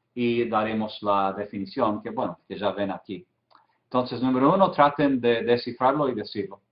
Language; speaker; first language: Spanish; non-native, fluent; English